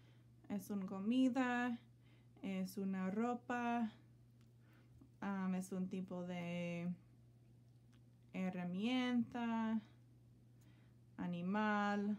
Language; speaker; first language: Spanish; non-native, learner; English